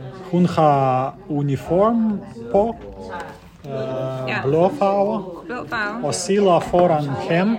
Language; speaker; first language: Danish; non-native, learner; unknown